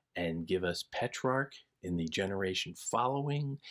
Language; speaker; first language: English; native; English